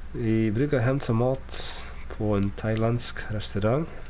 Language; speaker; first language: Swedish; non-native, learner; English